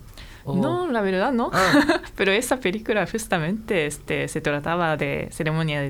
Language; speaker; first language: Spanish; non-native, fluent; Japanese